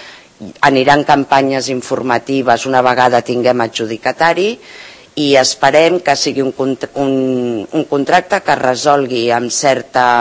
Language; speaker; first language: Catalan; native; Catalan